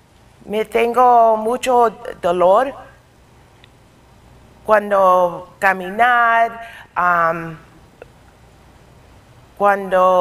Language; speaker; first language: Spanish; non-native, learner; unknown